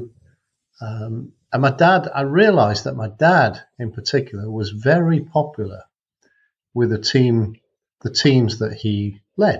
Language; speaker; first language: English; native; English